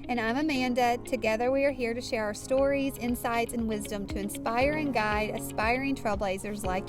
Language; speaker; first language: English; native; English